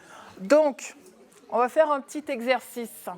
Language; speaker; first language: French; native; French